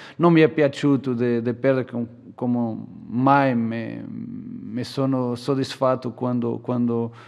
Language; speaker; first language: Italian; non-native, fluent; Portuguese